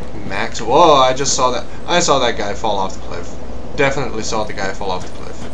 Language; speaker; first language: English; native; English